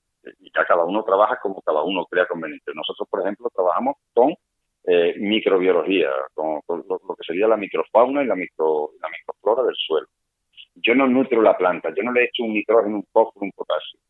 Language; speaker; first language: Spanish; native; Spanish